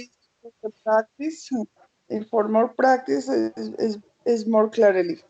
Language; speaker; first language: English; non-native, learner; Spanish